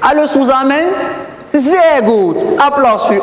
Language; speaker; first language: German; non-native, fluent; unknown